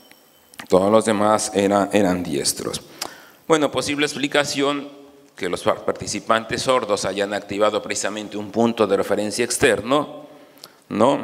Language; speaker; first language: Spanish; native; Spanish